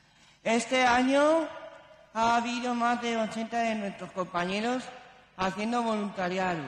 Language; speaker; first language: Spanish; native; Spanish